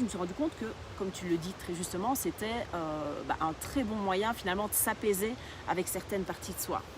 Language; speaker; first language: French; early bilingual, other home language; Portuguese